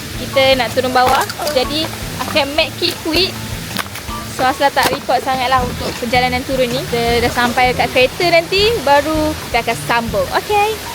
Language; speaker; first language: Malay; native; Malay